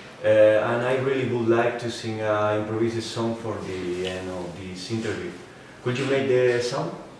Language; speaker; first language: English; non-native, learner; Spanish